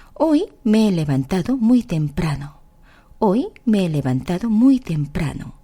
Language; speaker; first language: Spanish; non-native, fluent; Korean